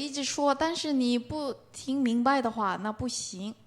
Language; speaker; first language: Chinese; non-native, learner; Korean